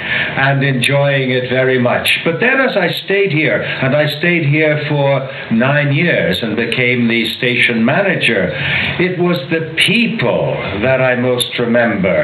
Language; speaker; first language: English; native; English